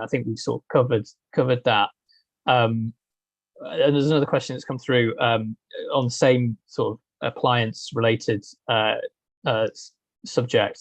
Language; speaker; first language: English; native; English